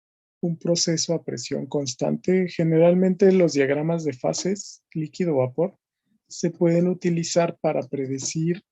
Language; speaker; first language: Spanish; native; Spanish